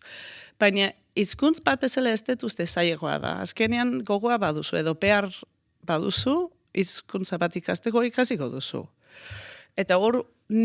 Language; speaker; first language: Basque; non-native, fluent; Danish